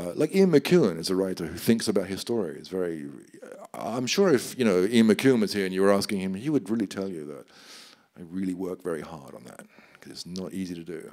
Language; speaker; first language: English; native; English